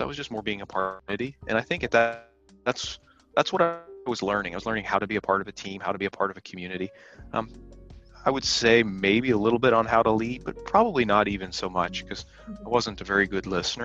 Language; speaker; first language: English; native; English